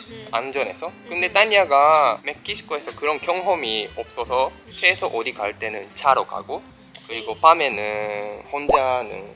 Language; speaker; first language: Korean; non-native, fluent; Japanese